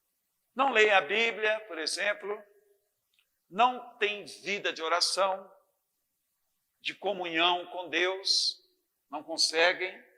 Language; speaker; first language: Portuguese; native; Portuguese